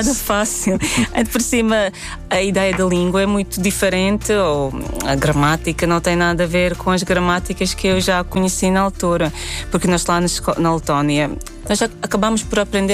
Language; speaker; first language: Portuguese; non-native, fluent; Latvian